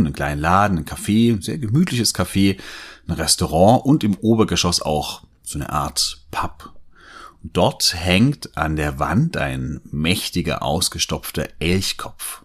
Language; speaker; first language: German; native; German